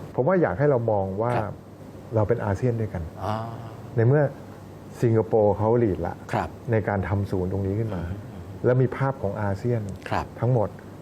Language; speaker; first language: Thai; native; Thai